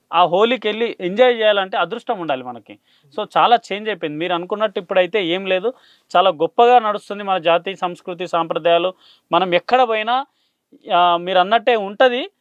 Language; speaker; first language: Telugu; non-native, local second language; Lambadi